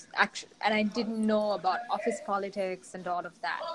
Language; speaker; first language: English; non-native, local second language; Sinhala